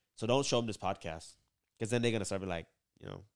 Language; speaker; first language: English; early bilingual, other home language; Vietnamese